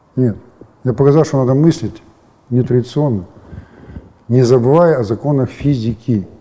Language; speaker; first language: Russian; native; Russian